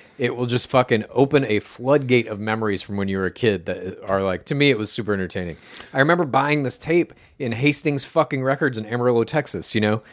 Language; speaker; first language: English; native; English